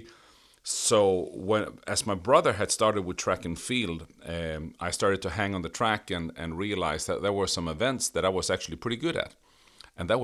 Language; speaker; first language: English; non-native, fluent; Swedish